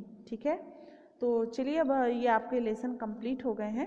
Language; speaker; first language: Hindi; native; Hindi